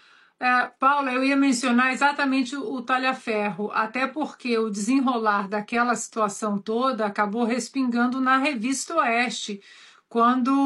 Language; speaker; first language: Portuguese; native; Portuguese